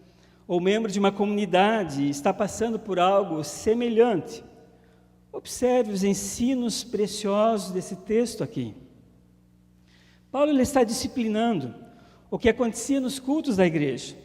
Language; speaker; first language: Portuguese; native; Portuguese